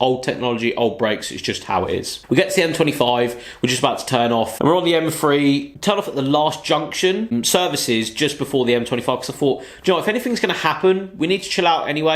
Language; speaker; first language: English; native; English